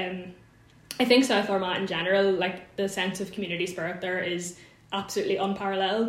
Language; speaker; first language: English; native; English